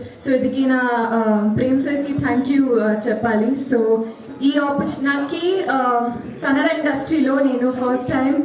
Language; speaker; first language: Telugu; non-native, learner; Kannada